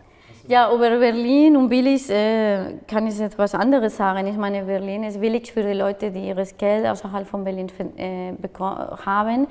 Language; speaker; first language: German; non-native, fluent; Spanish